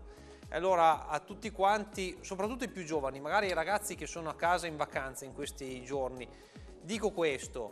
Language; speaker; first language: Italian; native; Italian